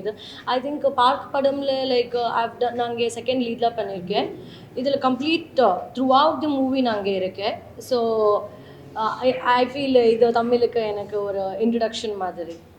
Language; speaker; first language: Tamil; non-native, learner; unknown